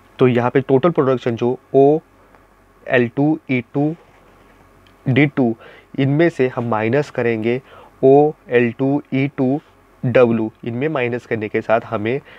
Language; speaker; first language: Hindi; non-native, local second language; Marathi